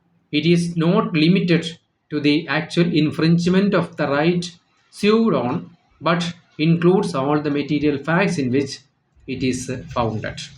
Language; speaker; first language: English; non-native, local second language; Malayalam